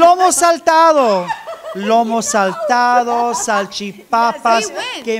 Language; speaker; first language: Spanish; non-native, learner; English